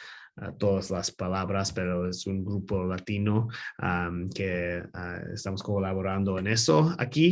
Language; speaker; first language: Spanish; non-native, learner; English